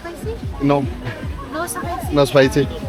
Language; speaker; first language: English; non-native, learner; French